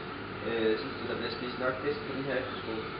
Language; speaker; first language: Danish; native; Danish